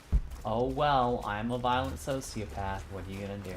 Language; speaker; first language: English; native; English